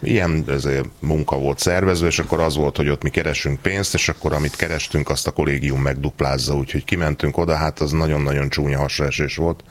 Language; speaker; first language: Hungarian; native; Hungarian